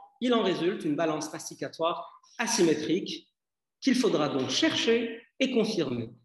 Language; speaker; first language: French; non-native, local second language; Arabic